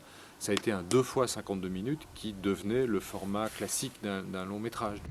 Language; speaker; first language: French; native; French